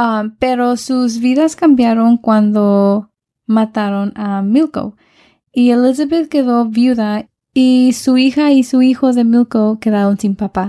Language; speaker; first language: Spanish; early bilingual, heritage; Spanish